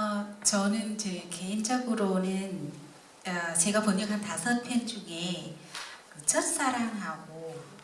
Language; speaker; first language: Korean; non-native, fluent; Vietnamese